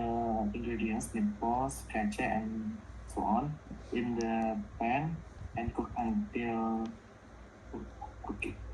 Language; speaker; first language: English; non-native, learner; Indonesian